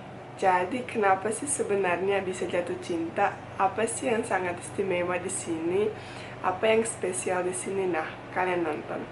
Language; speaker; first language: Indonesian; non-native, fluent; Bosnian